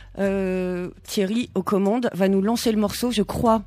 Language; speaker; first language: French; native; French